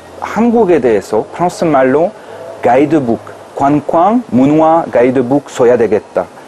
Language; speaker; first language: Korean; non-native, fluent; French